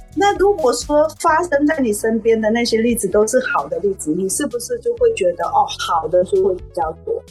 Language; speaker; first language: Chinese; non-native, fluent; Thai